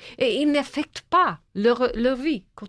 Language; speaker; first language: French; non-native, fluent; English